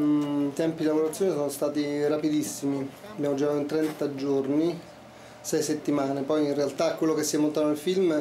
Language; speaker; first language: Italian; native; Italian